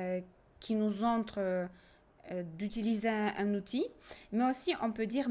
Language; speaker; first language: French; non-native, fluent; Polish